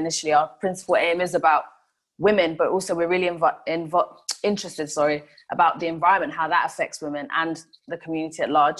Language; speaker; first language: English; non-native, local second language; Swahili